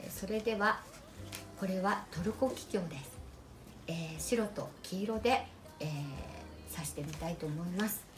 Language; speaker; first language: Japanese; native; Japanese